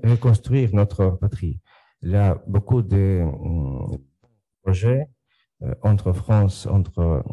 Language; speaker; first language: French; non-native, fluent; Ukrainian